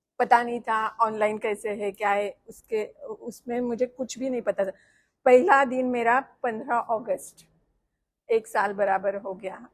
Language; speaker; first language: Hindi; non-native, local second language; Marathi